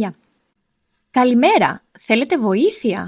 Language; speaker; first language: Greek; non-native, fluent; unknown